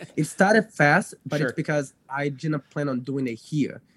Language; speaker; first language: English; non-native, fluent; Portuguese